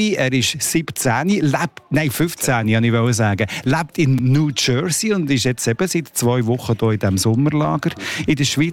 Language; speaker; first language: German; native; German